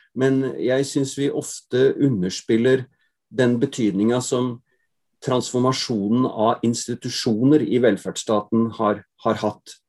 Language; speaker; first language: Norwegian; native; Norwegian